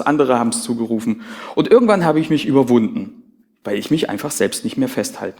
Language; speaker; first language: German; native; German